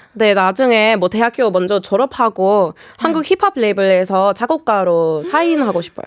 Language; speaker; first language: Korean; non-native, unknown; English